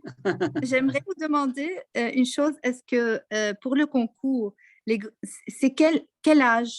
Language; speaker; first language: French; non-native, local second language; Arabic